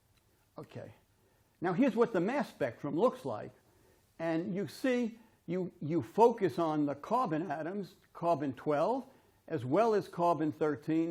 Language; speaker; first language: English; native; English